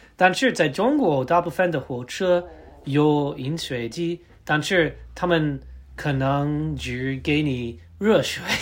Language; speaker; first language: Chinese; non-native, learner; English